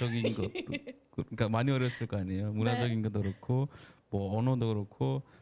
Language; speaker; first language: Korean; non-native, fluent; Bangla